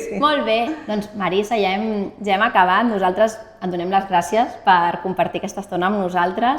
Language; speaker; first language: Catalan; native; Catalan